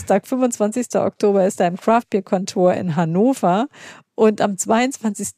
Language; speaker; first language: German; native; German